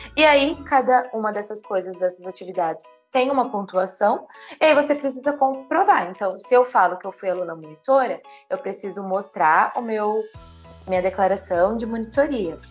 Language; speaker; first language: Portuguese; native; Portuguese